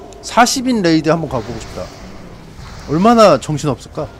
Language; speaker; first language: Korean; native; Korean